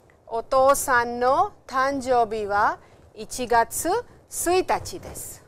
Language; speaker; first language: Japanese; non-native, fluent; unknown